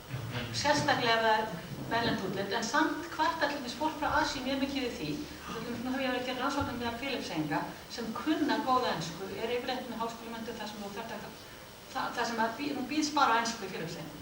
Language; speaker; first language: Icelandic; non-native, fluent; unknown